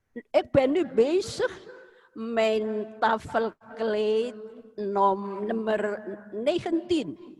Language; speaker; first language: Dutch; non-native, fluent; Indonesian